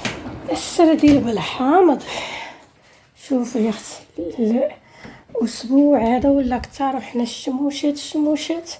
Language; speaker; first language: Arabic; native; Arabic